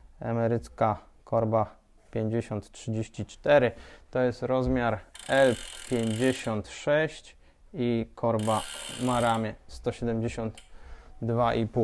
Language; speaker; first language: Polish; native; Polish